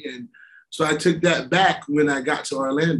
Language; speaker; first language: English; native; English